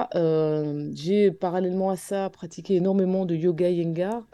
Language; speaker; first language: French; native; French